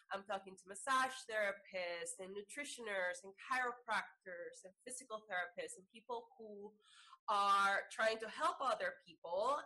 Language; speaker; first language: English; non-native, fluent; Spanish